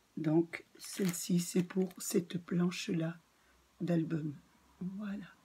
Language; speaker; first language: French; native; French